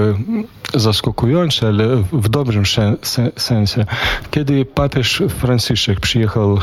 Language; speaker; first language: Polish; non-native, fluent; Lithuanian